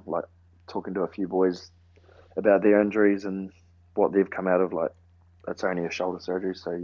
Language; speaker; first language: English; native; English